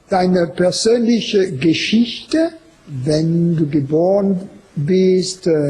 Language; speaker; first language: German; non-native, fluent; French